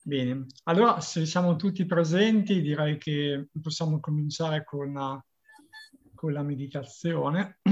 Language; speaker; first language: Italian; native; Italian